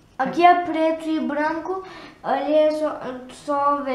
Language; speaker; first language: Portuguese; early bilingual, heritage; Turkish